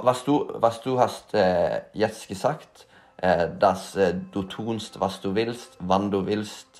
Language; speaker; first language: German; non-native, learner; Norwegian